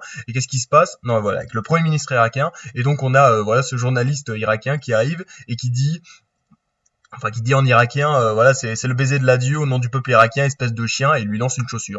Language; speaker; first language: French; native; French